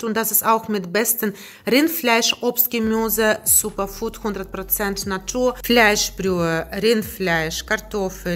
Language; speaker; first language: German; non-native, learner; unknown